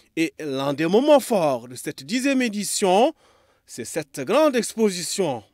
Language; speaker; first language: French; non-native, local second language; Arabic